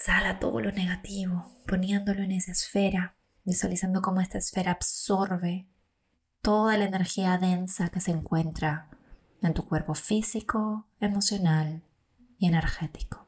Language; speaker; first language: Spanish; native; Spanish